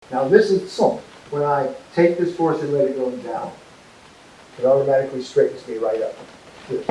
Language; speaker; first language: English; native; English